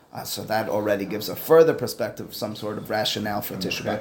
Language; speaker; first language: English; native; English